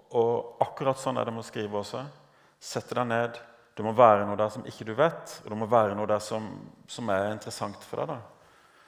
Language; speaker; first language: Norwegian; native; Norwegian